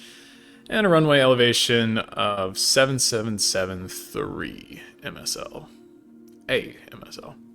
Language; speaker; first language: English; native; English